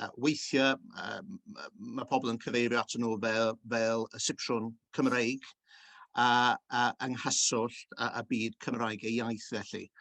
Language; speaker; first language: Welsh; early bilingual, heritage; Welsh